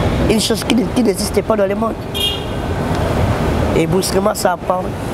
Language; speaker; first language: French; non-native, local second language; Lingala